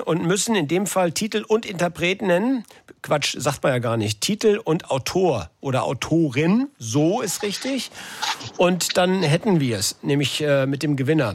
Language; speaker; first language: German; native; German